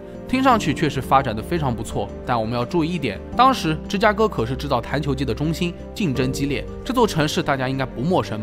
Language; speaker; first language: Chinese; native; Chinese